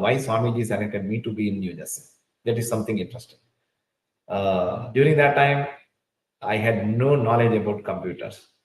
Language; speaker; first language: English; non-native, local second language; Tulu